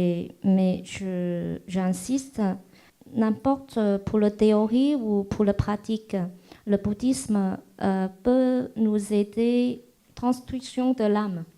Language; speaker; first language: French; non-native, fluent; Chinese